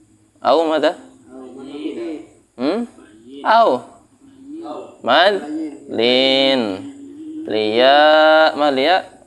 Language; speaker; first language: Arabic; non-native, fluent; Indonesian